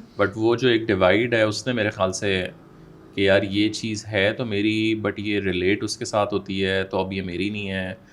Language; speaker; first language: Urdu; native; Urdu